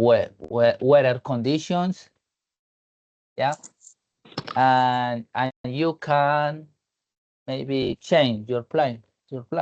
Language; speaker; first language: English; non-native, learner; Spanish